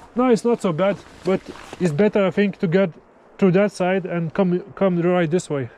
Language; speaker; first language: English; non-native, fluent; Lithuanian